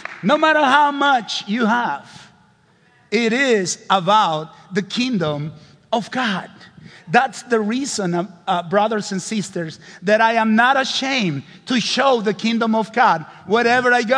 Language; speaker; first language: English; non-native, fluent; Spanish